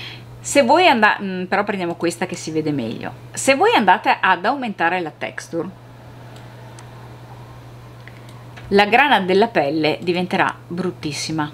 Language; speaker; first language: Italian; native; Italian